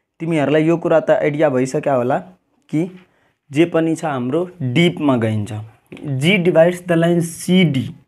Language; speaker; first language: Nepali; non-native, local second language; Maithili